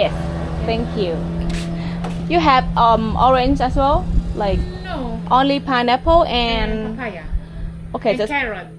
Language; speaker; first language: English; non-native, learner; Thai